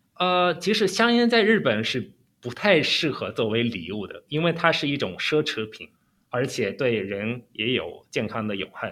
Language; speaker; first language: Chinese; non-native, fluent; Japanese